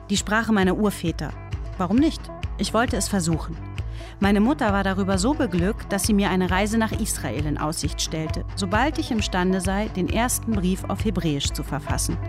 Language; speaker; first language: German; early bilingual, other home language; Polish